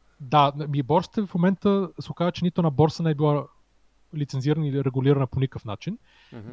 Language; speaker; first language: Bulgarian; native; Bulgarian